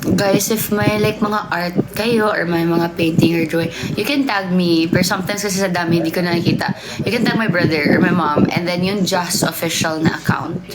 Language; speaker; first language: Filipino; non-native, local second language; Cebuano